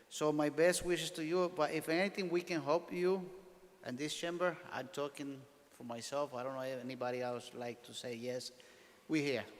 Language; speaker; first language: English; non-native, fluent; Spanish